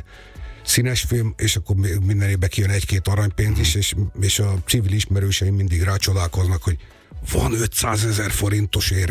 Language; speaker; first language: Hungarian; native; Hungarian